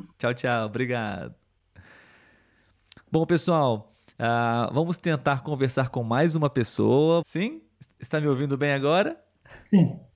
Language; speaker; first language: Portuguese; native; Portuguese